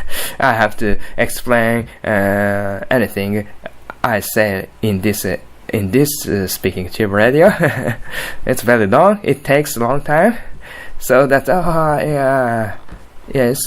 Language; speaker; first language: English; non-native, learner; Japanese